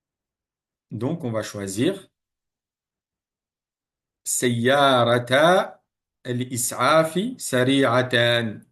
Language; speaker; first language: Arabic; non-native, fluent; French